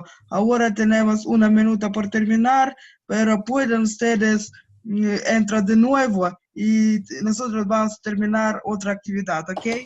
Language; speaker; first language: Spanish; non-native, learner; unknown